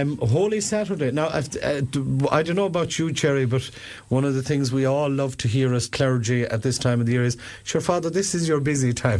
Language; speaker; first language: English; native; English